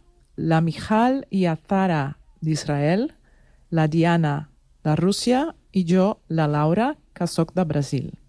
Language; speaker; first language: Catalan; non-native, learner; Portuguese